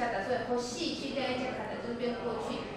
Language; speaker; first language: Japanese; non-native, fluent; Chinese